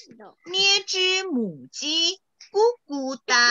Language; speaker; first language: Chinese; native; Chinese